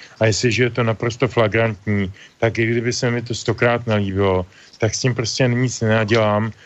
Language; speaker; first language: Czech; native; Czech